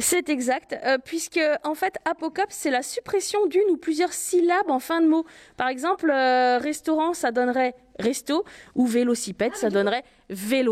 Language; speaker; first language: French; native; French